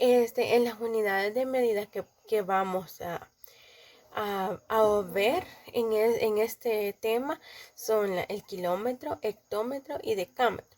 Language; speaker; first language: Spanish; native; Spanish